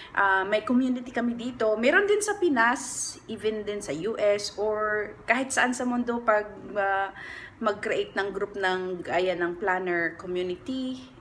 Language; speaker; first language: Filipino; non-native, local second language; Cebuano